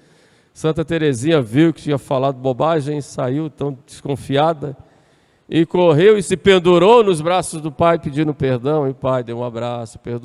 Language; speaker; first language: Portuguese; native; Portuguese